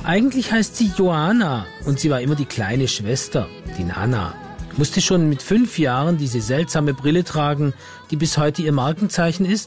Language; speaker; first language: German; native; German